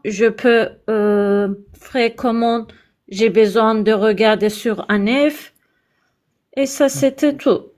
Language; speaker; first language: French; non-native, learner; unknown